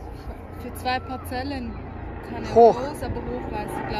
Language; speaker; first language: German; non-native, learner; Turkish